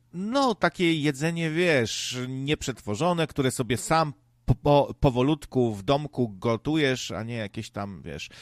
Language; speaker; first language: Polish; native; Polish